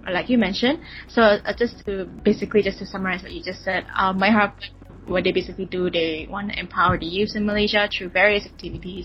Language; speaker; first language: English; non-native, local second language; Malay